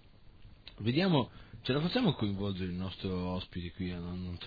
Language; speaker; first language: Italian; native; Italian